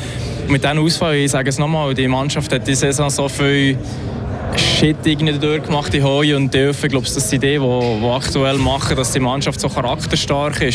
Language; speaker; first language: German; native; German